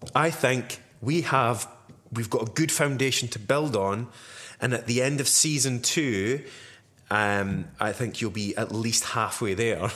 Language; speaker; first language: English; native; English